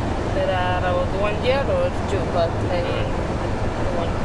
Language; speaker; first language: English; non-native, learner; Spanish